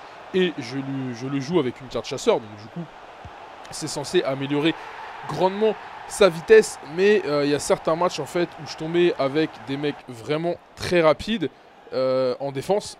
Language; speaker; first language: French; native; French